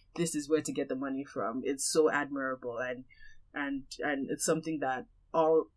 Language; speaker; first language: English; non-native, local second language; Yoruba